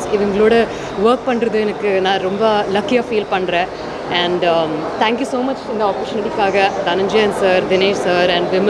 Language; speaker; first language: Tamil; non-native, learner; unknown